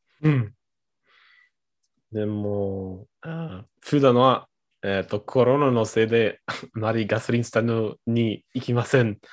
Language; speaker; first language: Japanese; non-native, learner; German